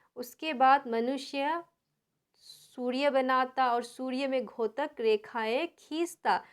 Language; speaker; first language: Hindi; non-native, local second language; Nepali